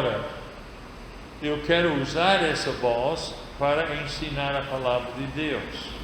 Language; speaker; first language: Portuguese; non-native, fluent; English